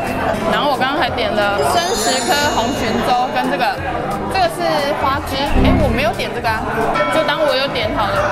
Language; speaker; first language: Chinese; native; Chinese